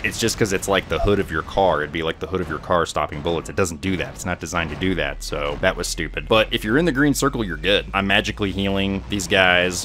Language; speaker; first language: English; native; English